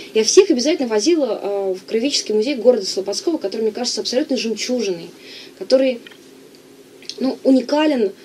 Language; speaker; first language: Russian; native; Russian